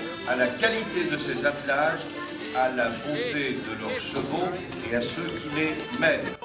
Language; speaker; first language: French; native; French